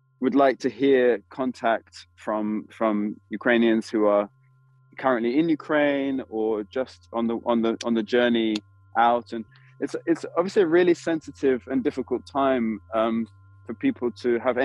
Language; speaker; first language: English; native; English